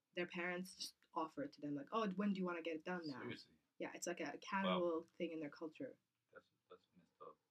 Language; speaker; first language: English; non-native, fluent; Kazakh